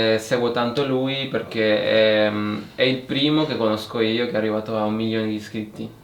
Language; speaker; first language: Italian; early bilingual, other home language; Spanish